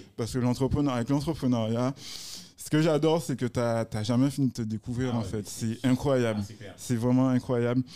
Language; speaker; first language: French; native; French